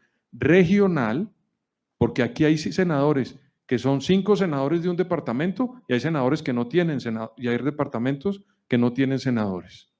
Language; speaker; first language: Spanish; native; Spanish